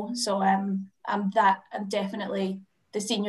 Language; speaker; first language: English; native; English